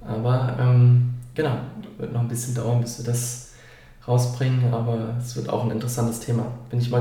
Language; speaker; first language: German; native; German